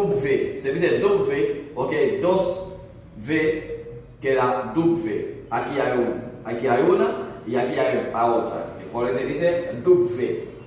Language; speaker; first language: Spanish; non-native, fluent; Haitian Creole